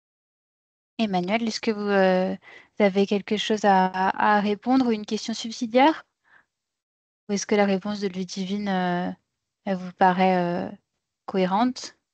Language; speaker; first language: French; native; French